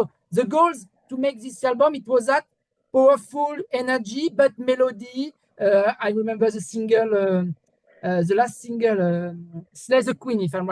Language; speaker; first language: English; non-native, learner; French